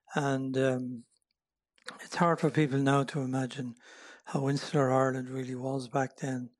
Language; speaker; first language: English; native; English